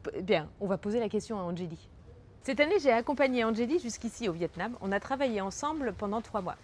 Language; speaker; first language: French; native; French